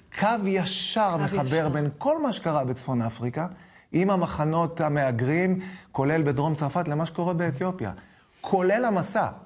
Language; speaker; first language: Hebrew; native; Hebrew